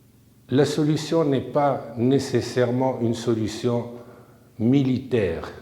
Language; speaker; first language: French; non-native, local second language; Arabic